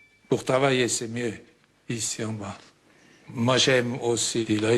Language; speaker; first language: French; non-native, local second language; Swiss German